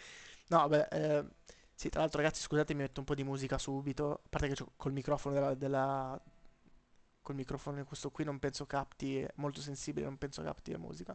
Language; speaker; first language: Italian; native; Italian